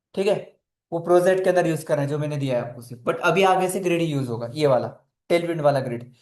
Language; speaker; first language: Hindi; non-native, local second language; Marathi